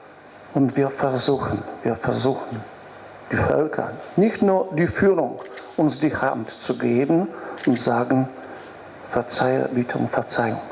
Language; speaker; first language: German; non-native, fluent; Polish